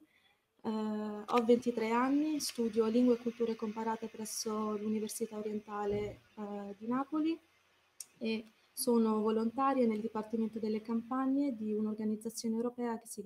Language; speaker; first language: Italian; early bilingual, other home language; Arabic